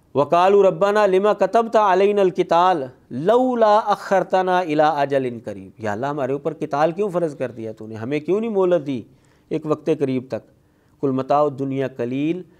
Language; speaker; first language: Urdu; non-native, local second language; Punjabi